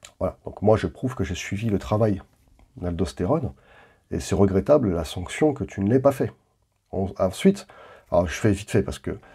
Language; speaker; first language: French; native; French